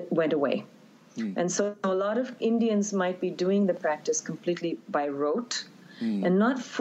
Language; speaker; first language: English; native; English